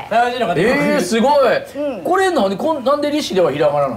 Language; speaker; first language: Japanese; native; Japanese